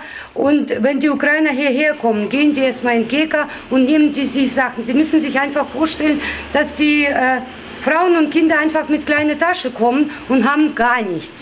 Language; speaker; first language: German; non-native, fluent; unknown